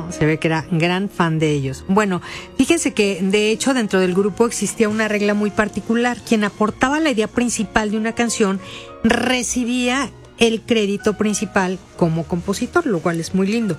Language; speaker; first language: Spanish; native; Spanish